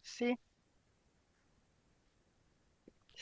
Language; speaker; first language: Italian; non-native, learner; Romanian